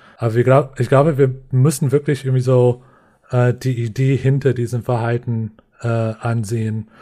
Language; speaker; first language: German; non-native, fluent; English